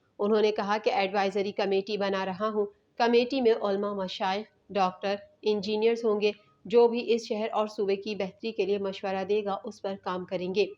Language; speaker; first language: Urdu; native; Urdu